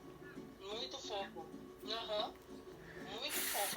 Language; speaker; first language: Portuguese; native; Portuguese